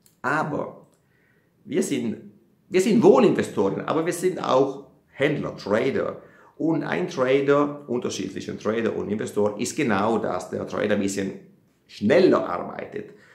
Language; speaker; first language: German; non-native, fluent; Italian